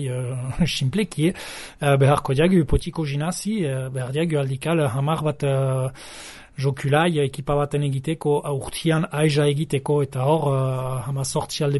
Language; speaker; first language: Basque; native; Basque